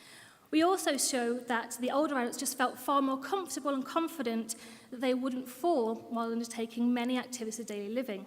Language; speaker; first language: English; native; English